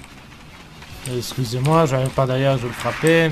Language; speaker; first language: French; native; French